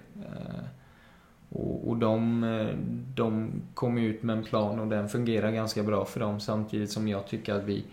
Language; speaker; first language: Swedish; early bilingual, other home language; Spanish